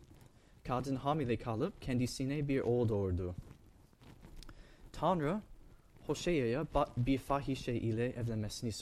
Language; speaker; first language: Turkish; non-native, fluent; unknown